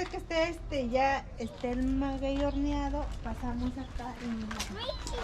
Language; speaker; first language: Spanish; native; Spanish